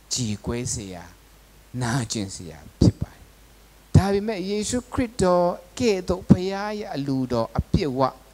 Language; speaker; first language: Burmese; non-native, local second language; Tedim Chin